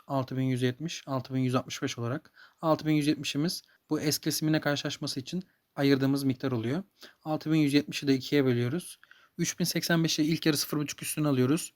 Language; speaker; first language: Turkish; native; Turkish